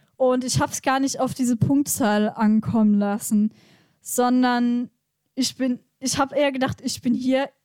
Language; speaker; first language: German; native; German